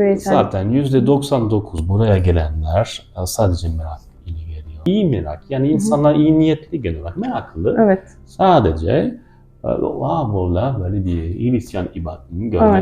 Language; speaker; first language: Turkish; non-native, fluent; French